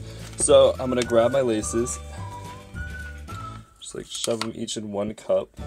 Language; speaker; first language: English; native; English